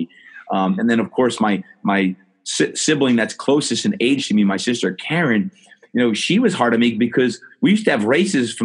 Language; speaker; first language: English; native; English